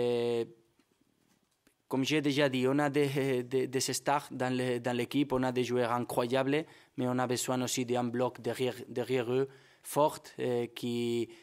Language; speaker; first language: French; non-native, fluent; Spanish